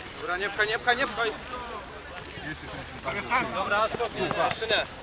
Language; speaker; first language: Polish; native; Polish